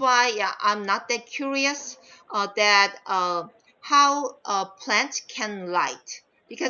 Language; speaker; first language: English; non-native, fluent; Korean